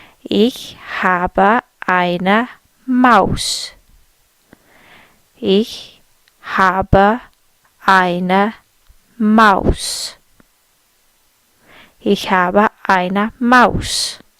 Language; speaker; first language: German; non-native, fluent; English